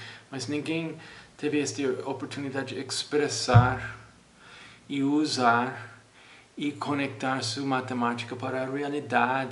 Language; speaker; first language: Portuguese; non-native, fluent; English